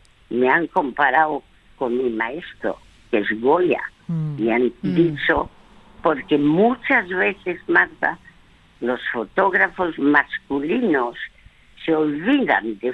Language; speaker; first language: Spanish; early bilingual, other home language; French